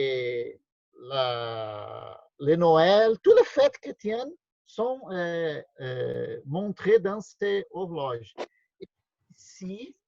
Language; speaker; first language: French; non-native, learner; Portuguese